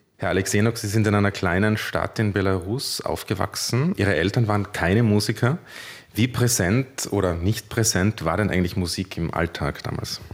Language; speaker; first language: German; native; German